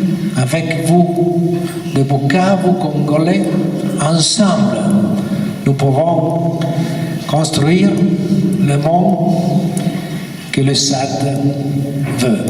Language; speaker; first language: French; non-native, learner; Italian